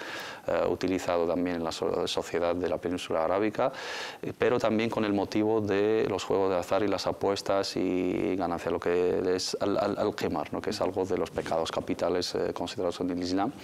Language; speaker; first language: Spanish; native; Spanish